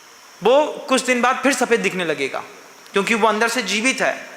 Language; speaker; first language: Hindi; native; Hindi